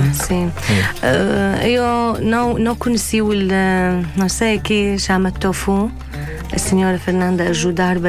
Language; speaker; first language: Portuguese; non-native, learner; Arabic